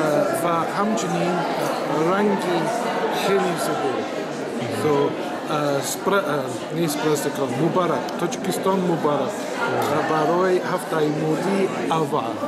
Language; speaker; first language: Persian; non-native, learner; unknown